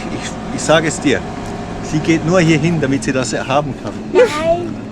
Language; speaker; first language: German; native; German